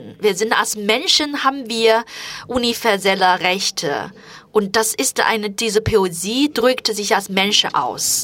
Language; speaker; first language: German; non-native, fluent; Chinese